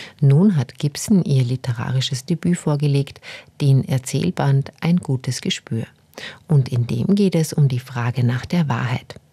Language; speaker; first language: German; native; German